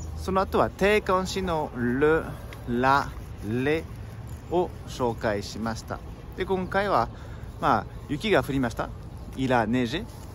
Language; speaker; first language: Japanese; non-native, fluent; French